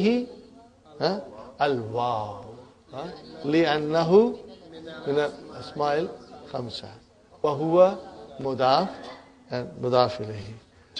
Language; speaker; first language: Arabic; non-native, fluent; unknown